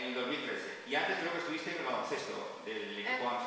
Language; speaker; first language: Spanish; native; Spanish